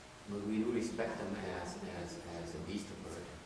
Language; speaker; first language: English; non-native, fluent; Vietnamese